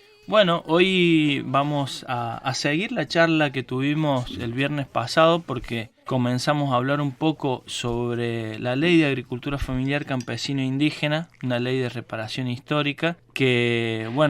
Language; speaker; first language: Spanish; native; Spanish